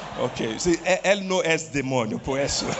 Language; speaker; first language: Spanish; non-native, learner; Portuguese